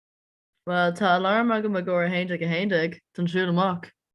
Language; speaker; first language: Irish; non-native, local second language; English